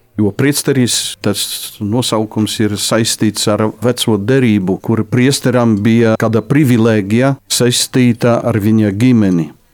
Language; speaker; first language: Latvian; non-native, fluent; Polish